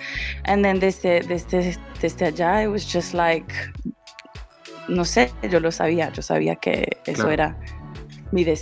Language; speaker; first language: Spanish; early bilingual, heritage; Spanish